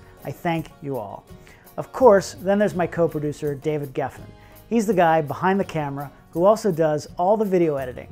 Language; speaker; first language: English; native; English